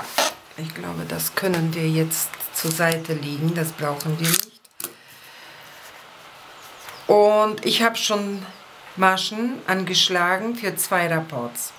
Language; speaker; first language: German; non-native, fluent; Polish